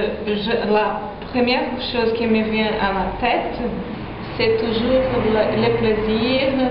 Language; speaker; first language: French; non-native, learner; Portuguese